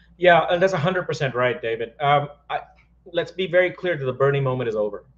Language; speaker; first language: English; non-native, local second language; Hindi